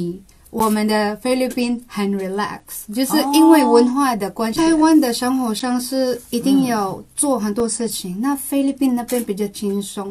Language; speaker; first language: Chinese; non-native, local second language; Cebuano